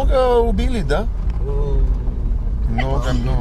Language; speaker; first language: Russian; non-native, learner; English